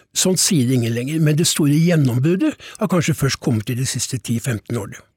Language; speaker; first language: Norwegian; native; Norwegian